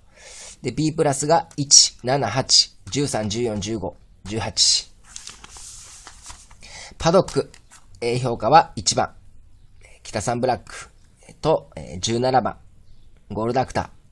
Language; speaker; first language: Japanese; native; Japanese